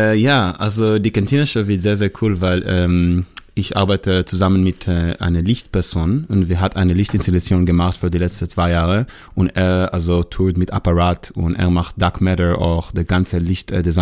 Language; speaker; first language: German; non-native, fluent; Hebrew